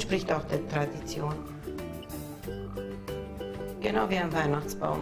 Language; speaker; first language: German; non-native, local second language; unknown